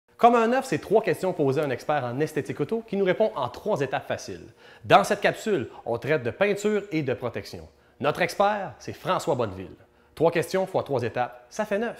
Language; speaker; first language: French; native; French